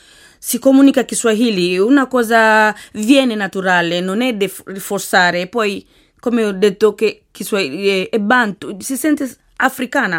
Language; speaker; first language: Italian; non-native, learner; Swahili